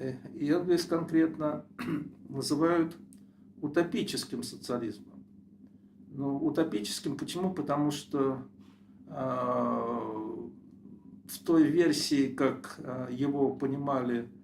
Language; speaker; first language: Russian; native; Russian